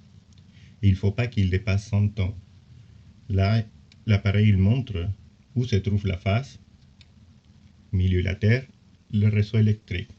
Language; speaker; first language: French; non-native, fluent; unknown